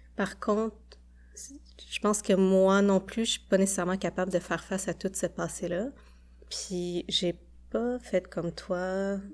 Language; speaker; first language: French; early bilingual, other home language; Khmer